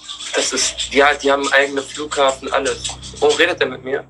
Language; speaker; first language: German; native; German